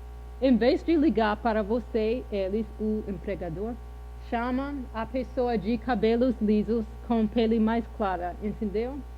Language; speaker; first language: Portuguese; non-native, fluent; English